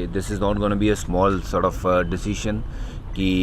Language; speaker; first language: English; non-native, local second language; Punjabi